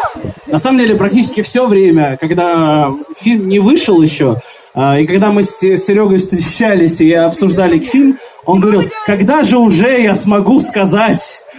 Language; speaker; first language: Russian; native; Russian